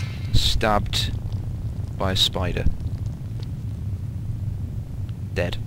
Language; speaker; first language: English; native; English